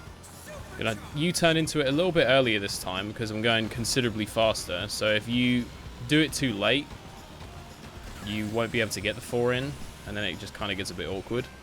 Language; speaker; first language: English; native; English